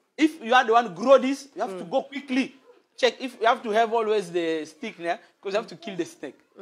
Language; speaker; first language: English; non-native, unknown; Lingala